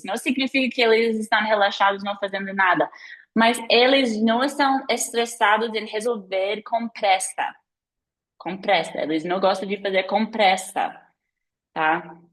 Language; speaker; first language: Portuguese; non-native, fluent; English